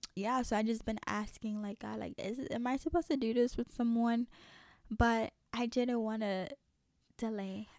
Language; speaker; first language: English; early bilingual, other home language; French